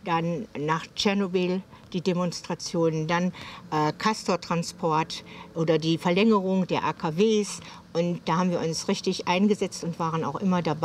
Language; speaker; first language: German; native; German